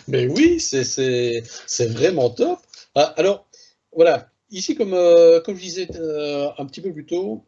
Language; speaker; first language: French; native; French